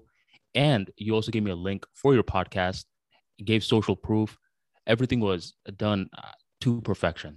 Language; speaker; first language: English; early bilingual, other home language; Bangla